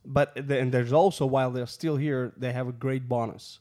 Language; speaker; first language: English; non-native, fluent; Russian